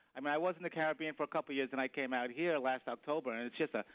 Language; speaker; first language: English; native; English